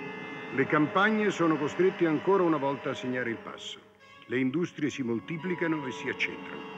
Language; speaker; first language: Italian; native; Italian